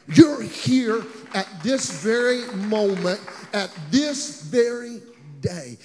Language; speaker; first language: English; native; English